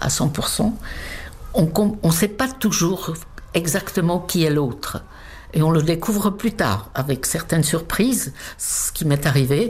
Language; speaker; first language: French; non-native, fluent; Czech